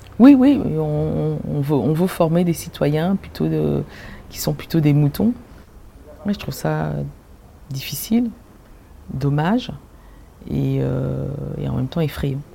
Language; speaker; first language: French; early bilingual, other home language; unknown